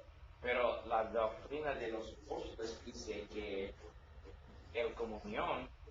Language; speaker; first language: Spanish; non-native, learner; English